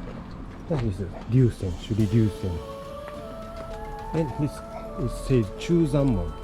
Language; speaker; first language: English; non-native, learner; Japanese